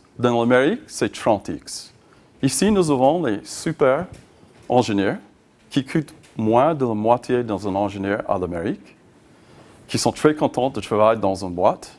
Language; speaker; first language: French; non-native, learner; English